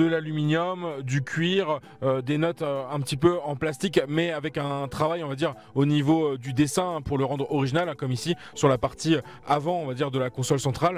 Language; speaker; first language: French; native; French